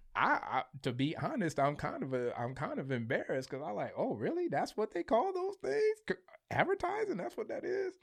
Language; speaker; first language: English; native; English